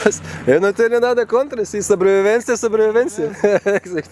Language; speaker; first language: Portuguese; non-native, fluent; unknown